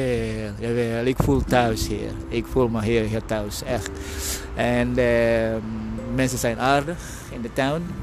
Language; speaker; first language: Dutch; non-native, fluent; Indonesian